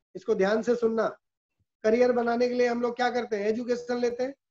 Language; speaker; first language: Hindi; native; Hindi